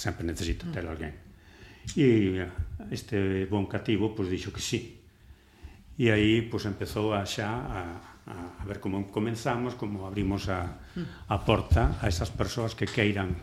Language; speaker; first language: Galician; native; Galician